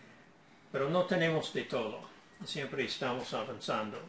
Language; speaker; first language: Spanish; non-native, fluent; English